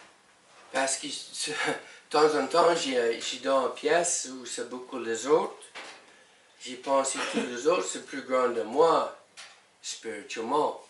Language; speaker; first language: French; non-native, learner; English